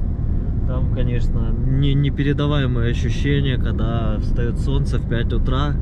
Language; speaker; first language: Russian; native; Russian